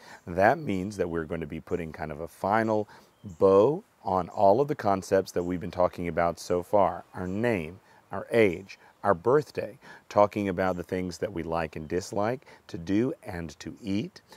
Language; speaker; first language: English; native; English